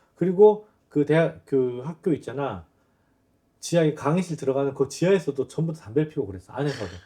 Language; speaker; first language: Korean; native; Korean